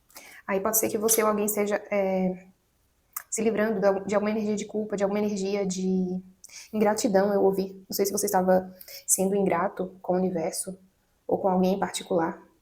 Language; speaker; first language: Portuguese; native; Portuguese